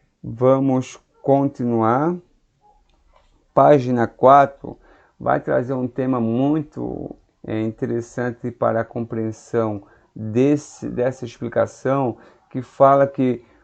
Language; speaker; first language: Portuguese; native; Portuguese